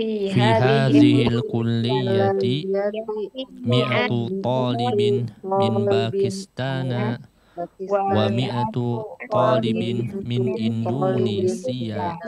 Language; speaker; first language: Arabic; non-native, learner; Indonesian